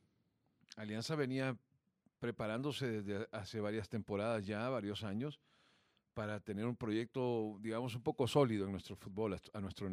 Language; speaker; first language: Spanish; native; Spanish